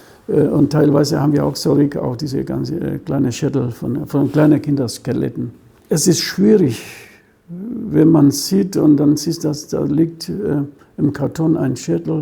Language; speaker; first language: German; non-native, fluent; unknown